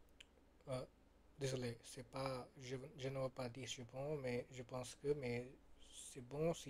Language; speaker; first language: French; non-native, learner; Gujarati